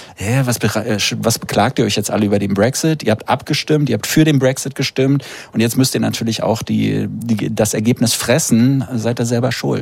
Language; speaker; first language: German; native; German